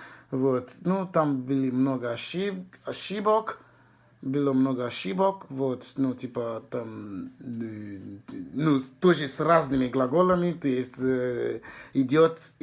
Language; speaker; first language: Russian; non-native, fluent; English